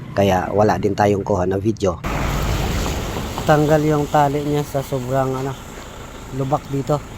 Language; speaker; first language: Filipino; non-native, local second language; Masbatenyo